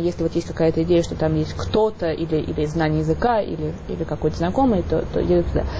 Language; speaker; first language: Russian; native; Russian